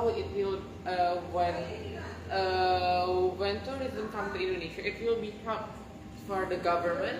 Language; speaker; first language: English; non-native, learner; Indonesian